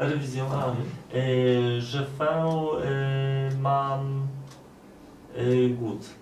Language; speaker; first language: French; non-native, learner; Polish